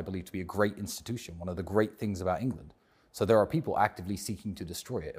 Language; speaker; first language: English; native; English